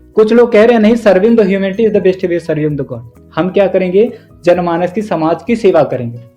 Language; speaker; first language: Hindi; native; Hindi